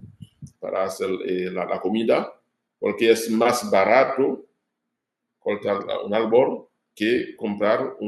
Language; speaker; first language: Spanish; non-native, fluent; Haitian Creole